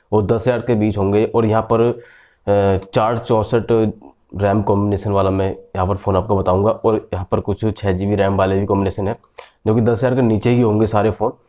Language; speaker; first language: Hindi; native; Hindi